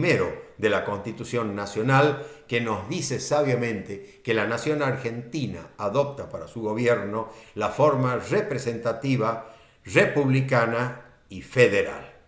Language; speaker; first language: Spanish; native; Spanish